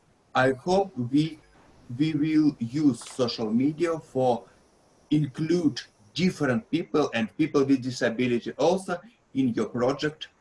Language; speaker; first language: English; non-native, learner; Russian